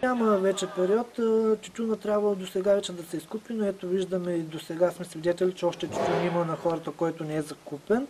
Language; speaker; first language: Bulgarian; native; Bulgarian